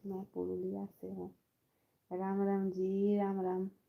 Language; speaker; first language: Hindi; non-native, local second language; Bangla